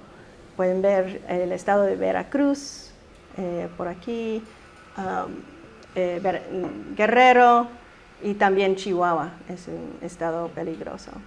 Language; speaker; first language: Spanish; early bilingual, heritage; Spanish